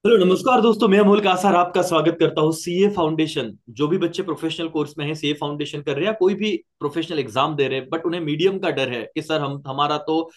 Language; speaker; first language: Hindi; non-native, local second language; Marathi